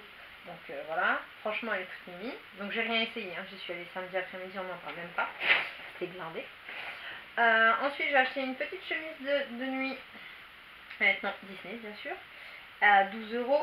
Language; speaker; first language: French; native; French